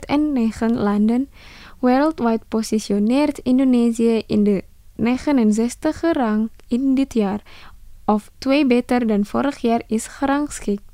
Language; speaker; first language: Dutch; non-native, fluent; Indonesian